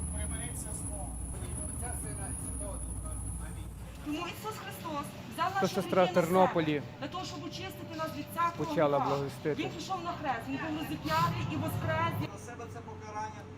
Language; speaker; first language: Ukrainian; native; Ukrainian